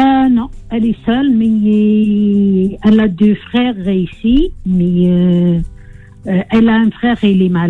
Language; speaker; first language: French; non-native, learner; Arabic